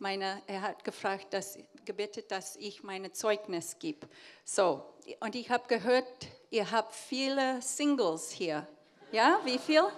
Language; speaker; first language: German; early bilingual, heritage; English